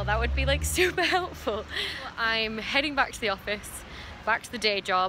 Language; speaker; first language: English; native; English